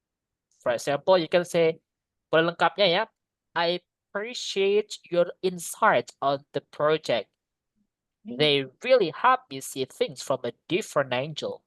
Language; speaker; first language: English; non-native, fluent; Indonesian